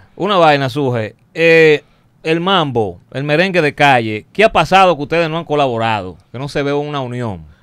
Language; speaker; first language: Spanish; native; Spanish